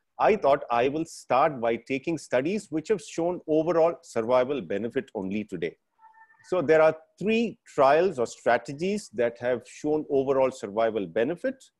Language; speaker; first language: English; non-native, local second language; Tamil